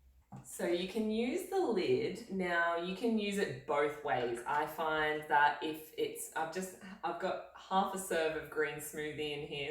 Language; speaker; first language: English; native; English